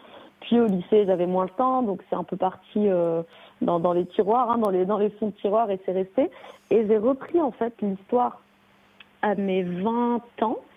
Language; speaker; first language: French; native; French